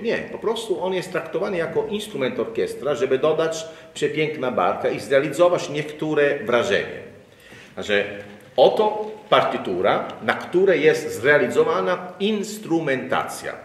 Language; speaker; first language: Polish; non-native, learner; Italian